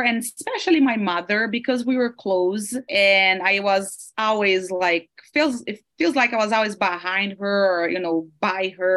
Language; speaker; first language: English; non-native, fluent; Portuguese